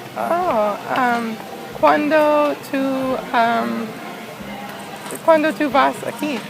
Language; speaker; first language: Spanish; non-native, learner; English